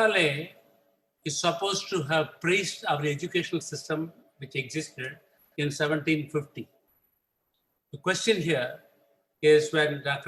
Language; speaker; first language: English; non-native, local second language; Tamil